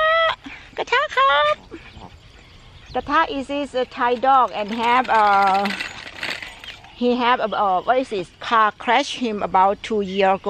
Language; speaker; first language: English; non-native, learner; Thai